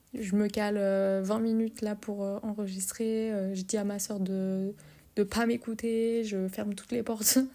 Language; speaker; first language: French; native; French